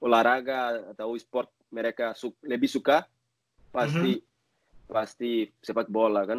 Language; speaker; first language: Indonesian; non-native, learner; Portuguese